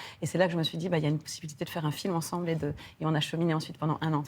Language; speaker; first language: French; native; French